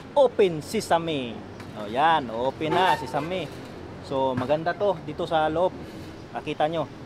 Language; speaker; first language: Filipino; non-native, local second language; Cebuano